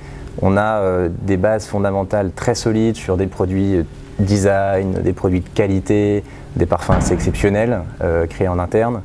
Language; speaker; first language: French; native; French